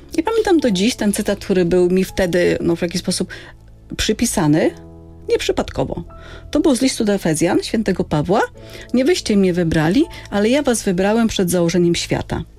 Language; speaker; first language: Polish; native; Polish